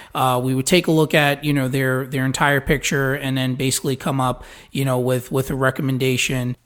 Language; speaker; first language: English; native; English